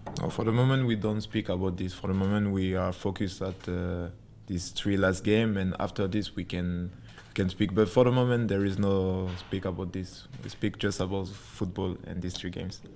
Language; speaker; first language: English; non-native, learner; French